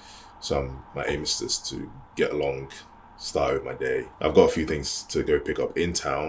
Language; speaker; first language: English; native; English